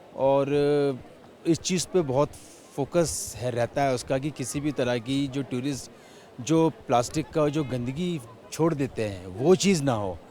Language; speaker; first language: Hindi; native; Hindi